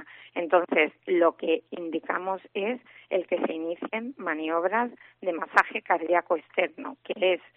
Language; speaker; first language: Spanish; native; Spanish